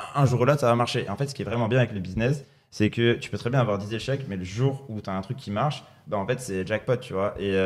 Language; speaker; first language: French; native; French